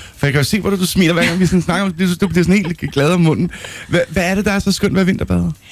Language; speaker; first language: Danish; native; Danish